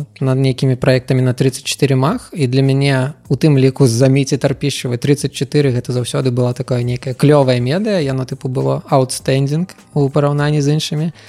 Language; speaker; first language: Belarusian; non-native, local second language; Russian